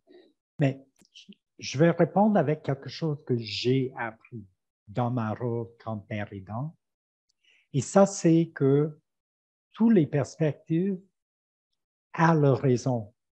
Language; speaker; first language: French; non-native, fluent; English